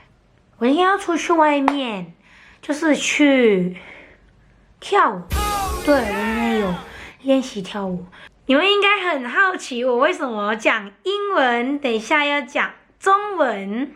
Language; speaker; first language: Chinese; non-native, fluent; Thai